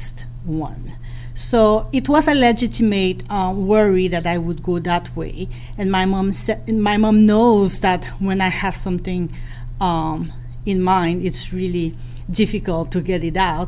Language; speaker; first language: English; non-native, fluent; Haitian Creole